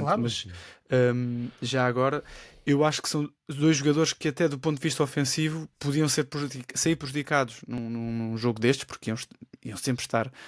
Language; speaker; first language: Portuguese; native; Portuguese